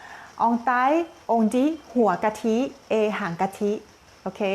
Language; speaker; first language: French; non-native, learner; Thai